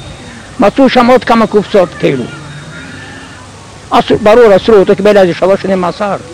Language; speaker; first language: Hebrew; non-native, fluent; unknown